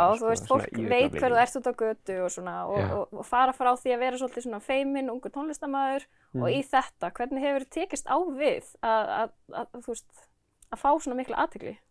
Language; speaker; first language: Icelandic; native; Icelandic